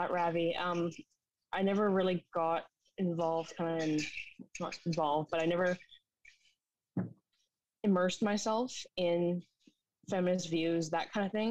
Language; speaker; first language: English; native; English